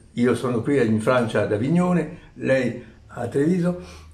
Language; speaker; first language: Italian; early bilingual, heritage; Italian